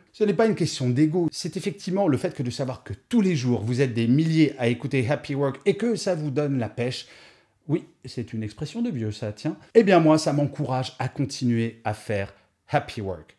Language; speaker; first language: French; native; French